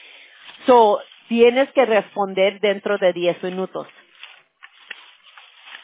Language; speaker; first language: Spanish; early bilingual, heritage; Spanish